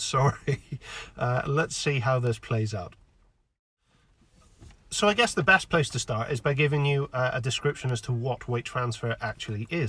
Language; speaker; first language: English; native; English